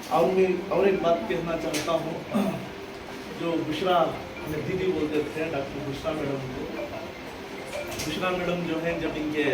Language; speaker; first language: Urdu; native; Urdu